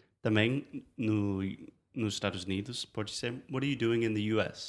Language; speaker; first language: Portuguese; non-native, fluent; English